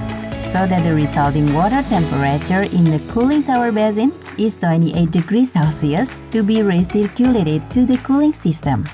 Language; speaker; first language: English; non-native, fluent; Indonesian